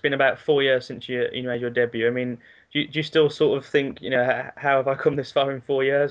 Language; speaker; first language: English; native; English